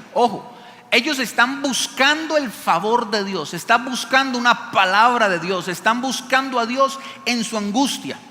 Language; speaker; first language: Spanish; native; Spanish